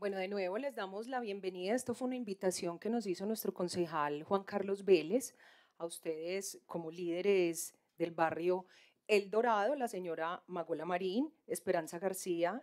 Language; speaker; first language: Spanish; native; Spanish